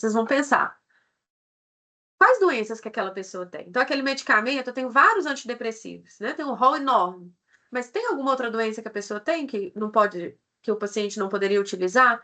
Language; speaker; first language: Portuguese; native; Portuguese